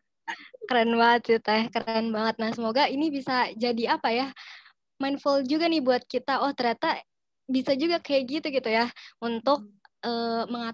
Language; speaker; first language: Indonesian; native; Indonesian